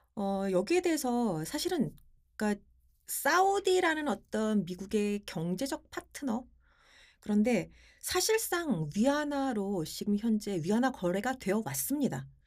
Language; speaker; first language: Korean; native; Korean